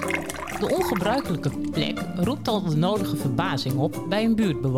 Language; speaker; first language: Dutch; native; Dutch